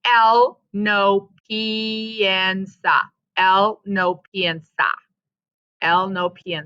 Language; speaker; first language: Spanish; non-native, fluent; English